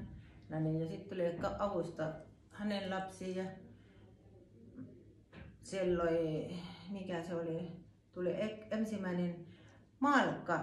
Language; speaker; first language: Finnish; non-native, learner; Thai